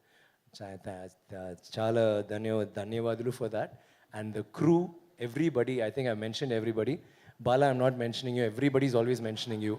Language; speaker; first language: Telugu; non-native, learner; Tamil